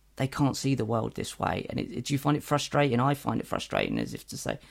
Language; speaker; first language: English; native; English